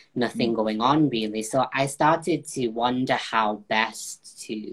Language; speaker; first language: English; native; English